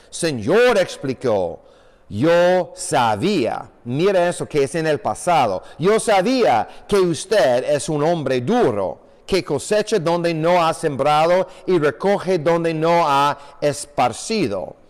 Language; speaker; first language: Spanish; non-native, fluent; English